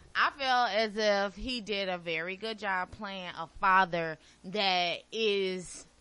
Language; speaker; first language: English; native; English